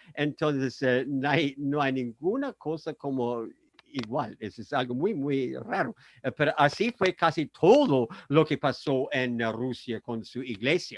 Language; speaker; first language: Spanish; non-native, fluent; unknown